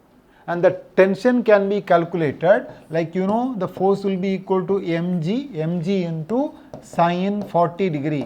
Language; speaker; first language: English; non-native, local second language; Malayalam